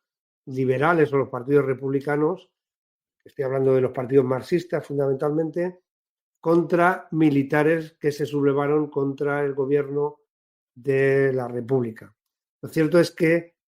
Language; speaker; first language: Spanish; native; Spanish